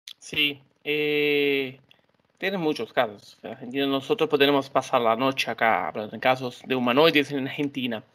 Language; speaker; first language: Spanish; non-native, learner; Portuguese